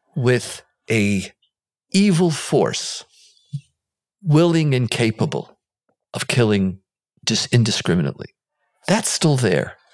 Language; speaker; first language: English; non-native, fluent; Hebrew